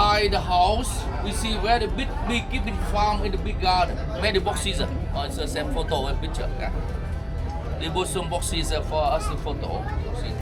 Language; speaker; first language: English; non-native, learner; Vietnamese